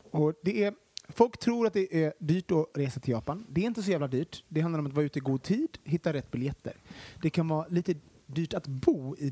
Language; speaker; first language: Swedish; native; Swedish